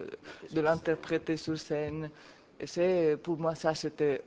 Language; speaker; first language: French; non-native, fluent; Italian